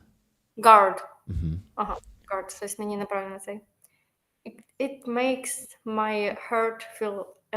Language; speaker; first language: English; non-native, learner; Ukrainian